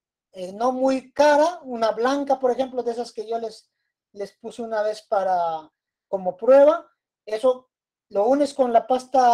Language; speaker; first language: Spanish; native; Spanish